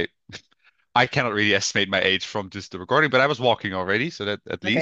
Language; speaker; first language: English; non-native, fluent; Dutch